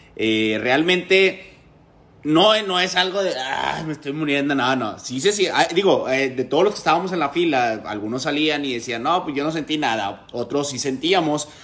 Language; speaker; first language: Spanish; native; Spanish